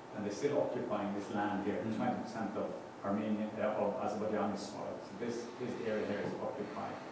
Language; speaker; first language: English; non-native, fluent; Norwegian